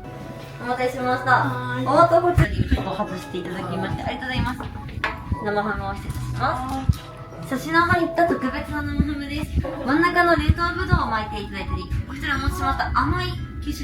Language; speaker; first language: Japanese; native; Japanese